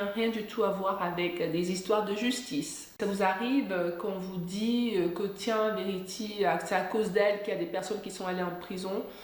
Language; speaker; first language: French; non-native, fluent; English